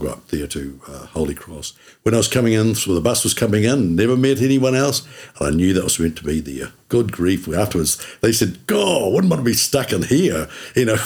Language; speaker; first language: English; native; English